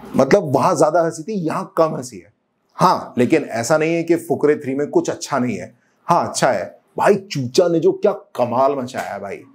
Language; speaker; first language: Hindi; native; Hindi